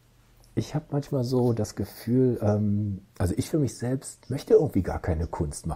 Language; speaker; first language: German; native; German